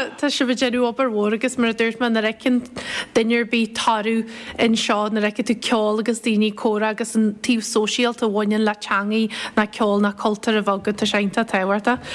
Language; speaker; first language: Irish; native; Irish